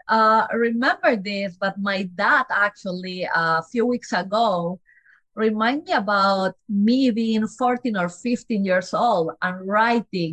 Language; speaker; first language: English; non-native, fluent; Spanish